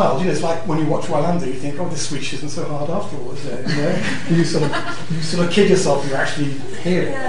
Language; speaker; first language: English; native; English